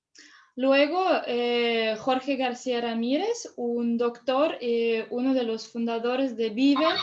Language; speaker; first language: Spanish; non-native, fluent; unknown